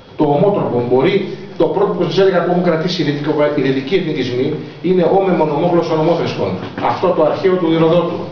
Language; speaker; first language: Greek; native; Greek